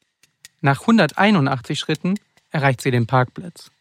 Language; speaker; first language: German; native; German